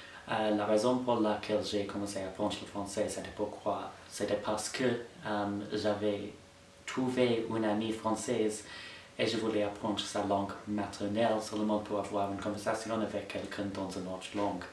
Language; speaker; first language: French; non-native, fluent; English